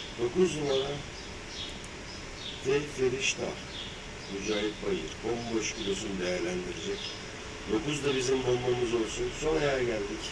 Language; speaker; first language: Turkish; native; Turkish